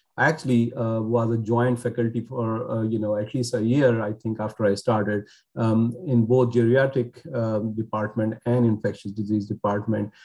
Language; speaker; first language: English; non-native, local second language; Urdu